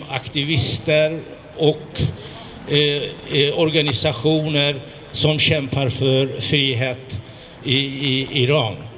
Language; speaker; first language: Swedish; non-native, fluent; Azerbaijani